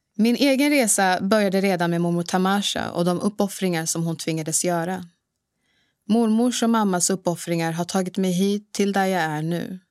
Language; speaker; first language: Swedish; early bilingual, other home language; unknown